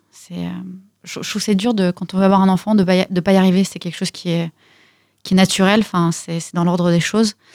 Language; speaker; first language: French; early bilingual, other home language; Russian